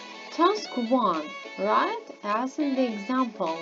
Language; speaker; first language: English; non-native, fluent; Ukrainian